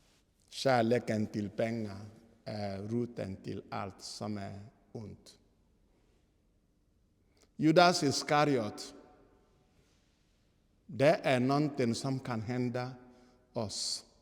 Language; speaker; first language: Swedish; non-native, fluent; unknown